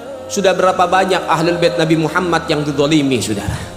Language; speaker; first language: Indonesian; native; Indonesian